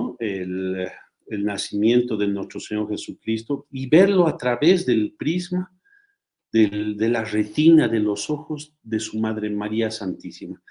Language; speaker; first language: Spanish; native; Spanish